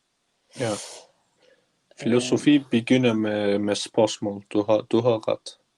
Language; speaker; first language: Danish; non-native, learner; Turkish